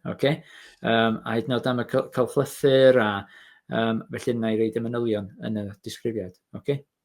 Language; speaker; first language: Welsh; native; Welsh